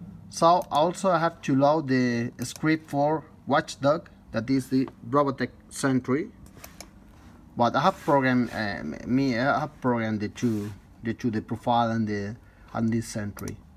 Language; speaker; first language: English; non-native, fluent; Spanish